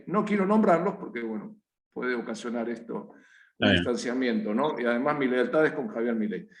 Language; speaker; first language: Spanish; native; Spanish